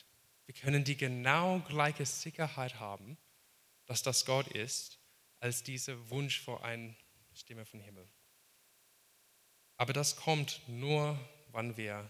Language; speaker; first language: German; non-native, fluent; English